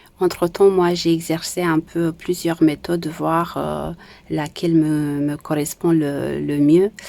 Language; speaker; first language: French; non-native, fluent; Romanian